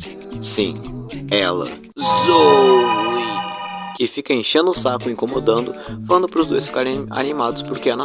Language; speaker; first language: Portuguese; native; Portuguese